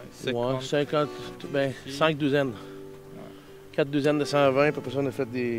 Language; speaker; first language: French; native; French